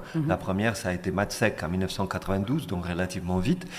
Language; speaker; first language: French; non-native, fluent; Spanish